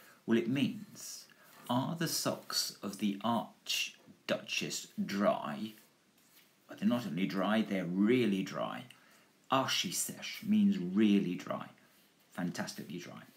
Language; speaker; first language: English; native; English